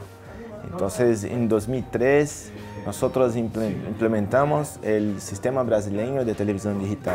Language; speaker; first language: Spanish; non-native, learner; Portuguese